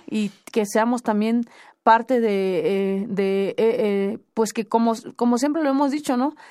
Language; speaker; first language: Spanish; non-native, local second language; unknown